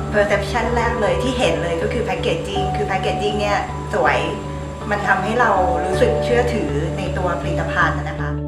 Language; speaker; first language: Thai; native; Thai